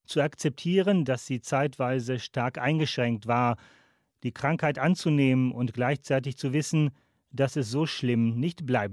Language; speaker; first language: German; native; German